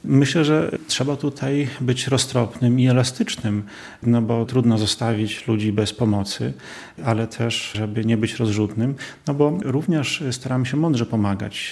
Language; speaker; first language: Polish; native; Polish